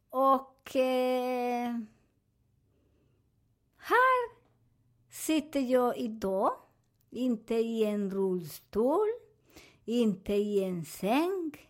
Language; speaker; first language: Swedish; non-native, learner; Spanish